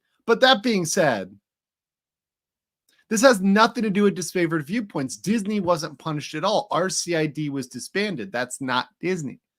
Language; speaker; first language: English; native; English